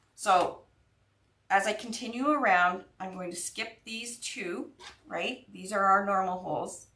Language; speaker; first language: English; native; English